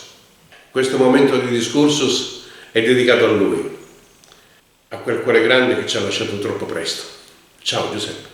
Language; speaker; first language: Italian; native; Italian